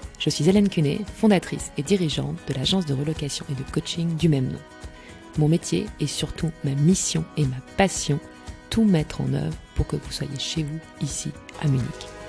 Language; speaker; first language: French; native; French